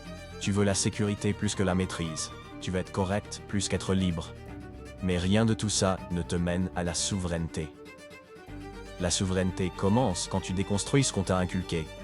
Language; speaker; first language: French; native; French